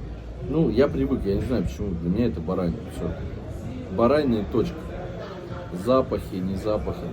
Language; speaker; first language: Russian; native; Russian